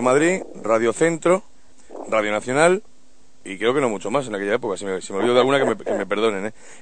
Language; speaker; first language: Spanish; native; Spanish